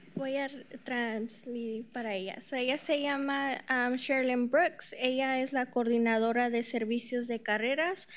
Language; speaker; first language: Spanish; early bilingual, heritage; Spanish